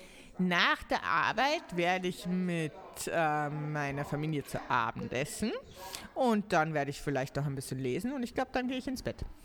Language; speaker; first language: German; native; German